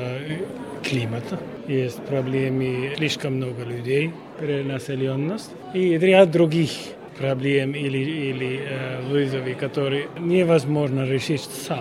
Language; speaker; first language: Russian; non-native, fluent; Finnish